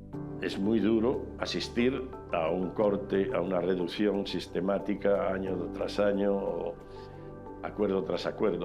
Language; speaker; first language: Spanish; native; Spanish